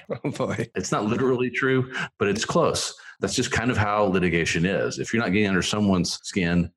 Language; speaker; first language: English; native; English